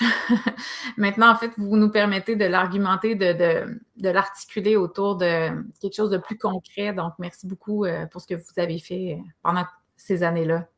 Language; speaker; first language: French; native; French